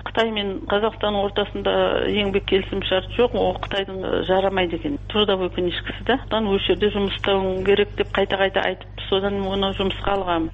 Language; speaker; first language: Kazakh; early bilingual, heritage; Kazakh